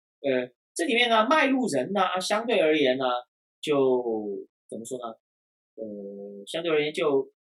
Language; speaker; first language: Chinese; non-native, local second language; Cantonese